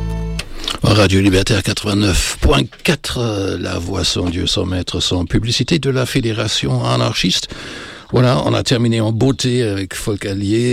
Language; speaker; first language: French; native; French